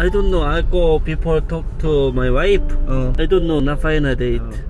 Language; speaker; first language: English; non-native, learner; Korean